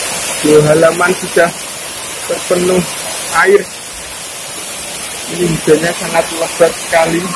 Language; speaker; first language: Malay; non-native, local second language; Javanese